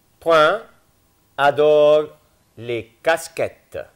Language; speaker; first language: French; non-native, fluent; Arabic